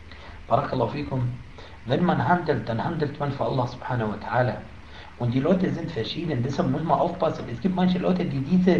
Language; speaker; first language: German; non-native, fluent; Arabic